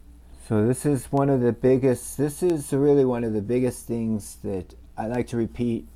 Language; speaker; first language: English; native; English